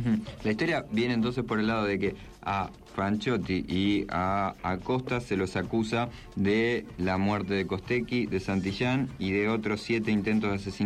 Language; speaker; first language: Spanish; native; Spanish